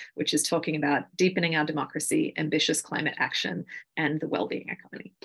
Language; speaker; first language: English; native; English